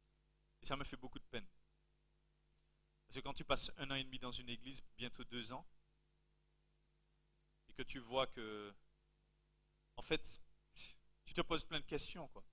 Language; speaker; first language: French; native; French